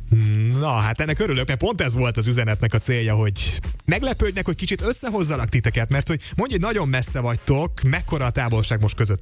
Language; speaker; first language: Hungarian; native; Hungarian